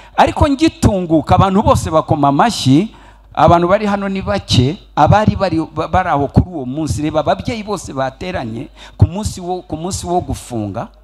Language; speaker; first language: Kinyarwanda; early bilingual, heritage; Kinyarwanda